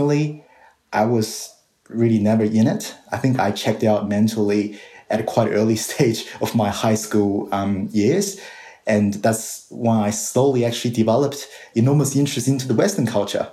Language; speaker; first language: English; non-native, fluent; Chinese